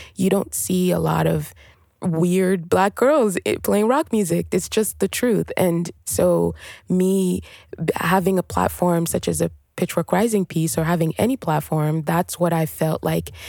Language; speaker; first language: English; non-native, local second language; French